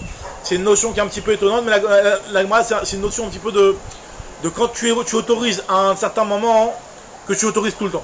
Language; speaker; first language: French; native; French